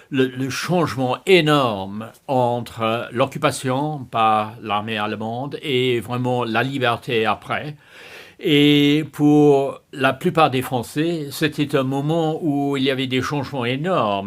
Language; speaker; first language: French; non-native, fluent; English